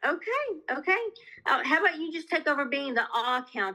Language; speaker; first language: English; native; English